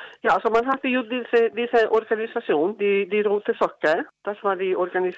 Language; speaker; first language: German; non-native, learner; Icelandic